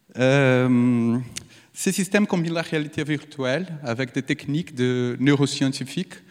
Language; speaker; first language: French; non-native, fluent; Portuguese